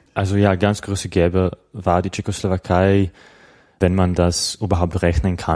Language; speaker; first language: German; non-native, fluent; Slovak